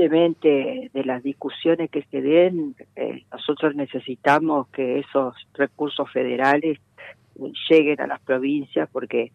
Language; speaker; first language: Spanish; native; Spanish